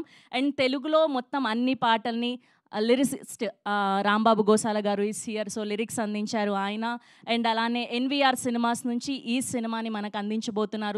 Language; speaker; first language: Telugu; native; Telugu